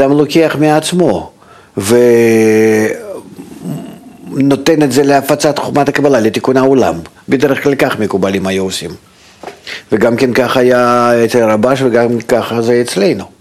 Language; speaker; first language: Hebrew; non-native, fluent; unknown